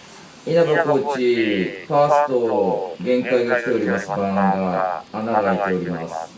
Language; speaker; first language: Japanese; native; Japanese